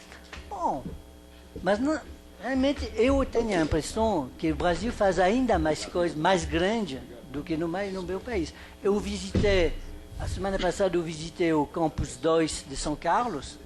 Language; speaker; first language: Portuguese; non-native, fluent; French